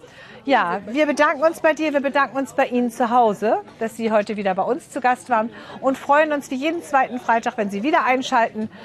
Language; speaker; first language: German; native; German